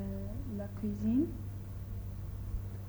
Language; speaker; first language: French; non-native, learner; English